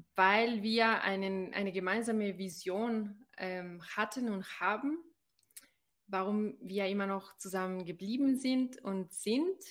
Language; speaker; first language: German; non-native, fluent; Spanish